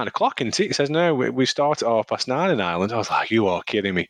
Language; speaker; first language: English; native; English